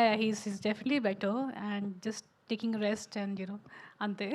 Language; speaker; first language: Telugu; non-native, fluent; Hindi